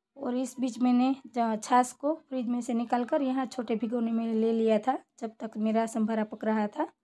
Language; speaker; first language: Hindi; non-native, local second language; Gujarati